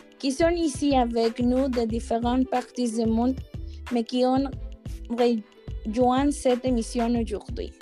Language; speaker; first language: French; non-native, learner; Spanish